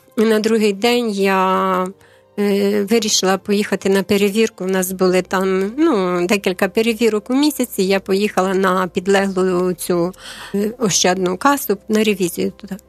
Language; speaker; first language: Ukrainian; native; Ukrainian